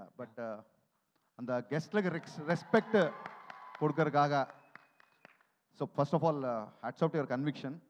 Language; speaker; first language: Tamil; non-native, learner; Telugu